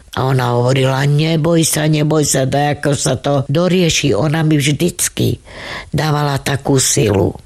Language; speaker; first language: Slovak; non-native, local second language; Romany